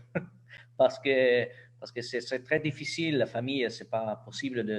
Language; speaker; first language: French; non-native, learner; Italian